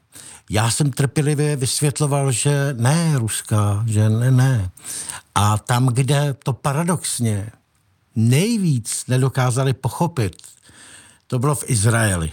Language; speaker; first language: Czech; native; Czech